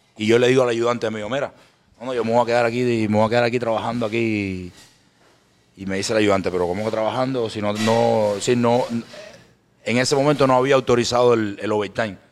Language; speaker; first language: Spanish; native; Spanish